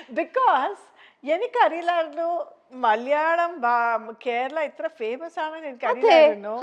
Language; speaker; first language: Malayalam; non-native, local second language; Tamil